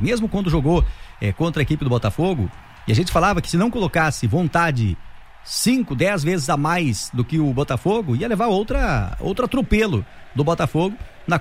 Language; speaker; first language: Portuguese; native; Portuguese